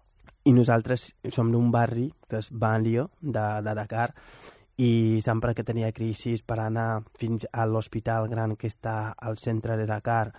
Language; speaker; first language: Catalan; non-native, fluent; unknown